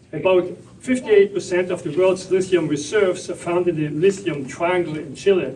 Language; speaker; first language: English; non-native, fluent; German